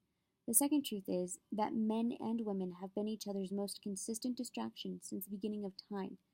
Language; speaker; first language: English; native; English